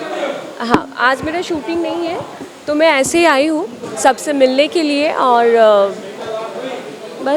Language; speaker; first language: Hindi; non-native, local second language; Bangla